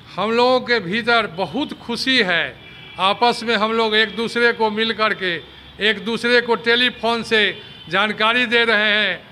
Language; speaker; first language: Hindi; native; Hindi